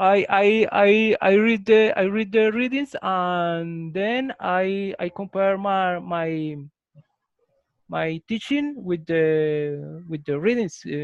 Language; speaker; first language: English; non-native, learner; Spanish